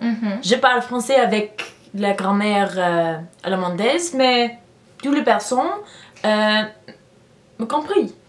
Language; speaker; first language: French; non-native, learner; English